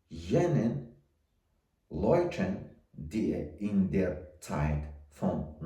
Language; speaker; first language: German; non-native, learner; Tajik